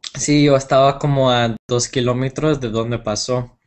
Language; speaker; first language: Spanish; non-native, fluent; English